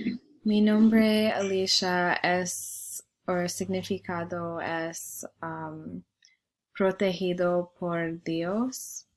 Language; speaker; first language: Spanish; non-native, learner; English